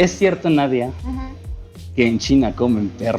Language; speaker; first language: Spanish; native; Spanish